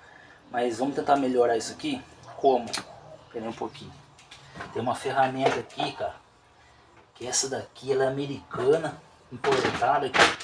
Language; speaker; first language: Portuguese; native; Portuguese